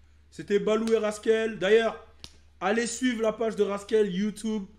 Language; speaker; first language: French; native; French